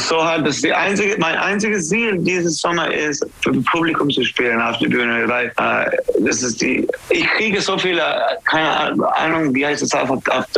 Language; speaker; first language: German; non-native, fluent; English